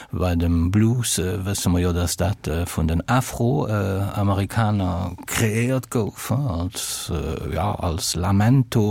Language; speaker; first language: Luxembourgish; early bilingual, other home language; Italian